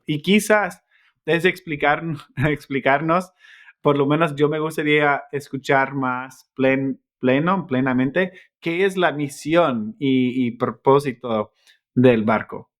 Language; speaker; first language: Spanish; non-native, fluent; English